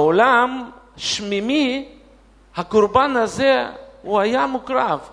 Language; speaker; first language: Hebrew; non-native, fluent; Russian